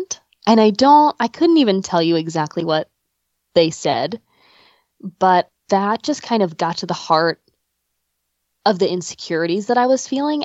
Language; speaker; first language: English; native; English